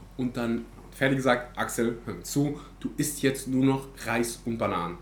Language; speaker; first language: German; native; German